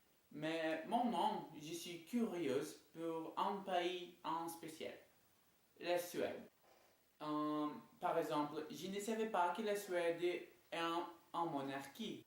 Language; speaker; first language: French; non-native, learner; Portuguese